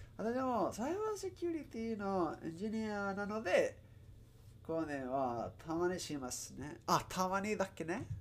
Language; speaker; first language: Japanese; non-native, learner; Spanish